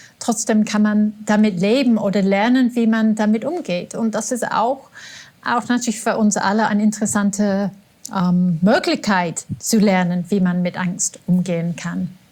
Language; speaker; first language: German; non-native, fluent; English